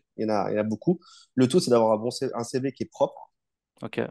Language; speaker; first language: French; native; French